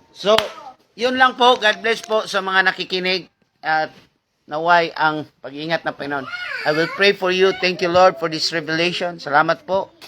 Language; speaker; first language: Filipino; non-native, local second language; Cebuano